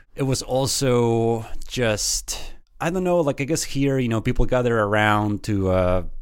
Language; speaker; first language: English; early bilingual, other home language; Spanish